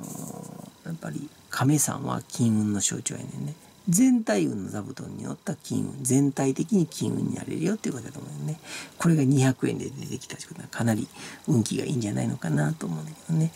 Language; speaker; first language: Japanese; native; Japanese